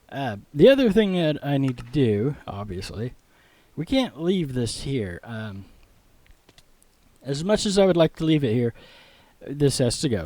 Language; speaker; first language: English; native; English